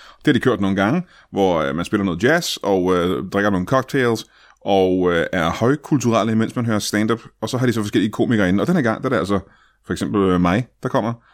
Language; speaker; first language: Danish; native; Danish